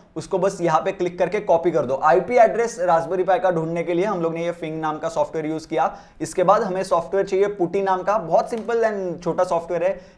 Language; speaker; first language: Hindi; non-native, local second language; Marathi